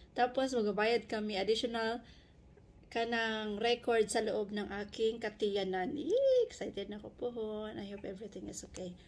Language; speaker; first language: Filipino; native; Filipino